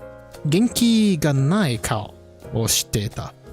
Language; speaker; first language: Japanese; non-native, learner; English